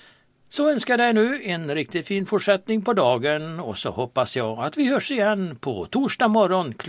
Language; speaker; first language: Swedish; native; Swedish